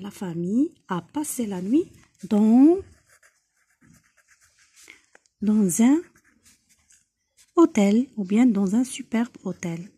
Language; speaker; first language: French; non-native, local second language; Arabic